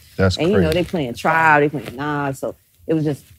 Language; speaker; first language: English; native; English